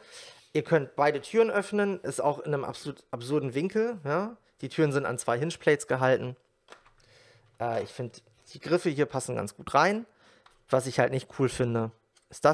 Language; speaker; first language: German; native; German